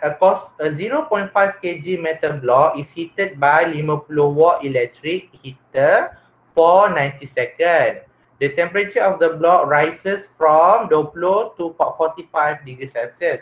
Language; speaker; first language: English; non-native, local second language; Malay